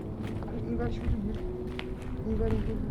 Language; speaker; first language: Persian; native; Persian